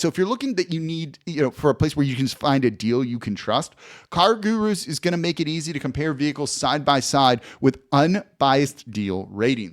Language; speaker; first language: English; native; English